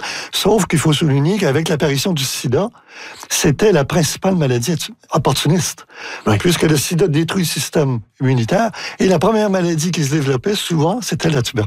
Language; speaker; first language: French; native; French